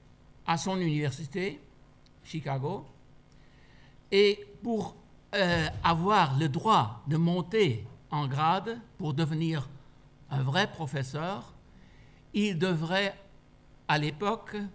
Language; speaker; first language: French; non-native, fluent; German